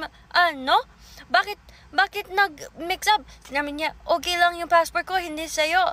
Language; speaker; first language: Filipino; early bilingual, heritage; English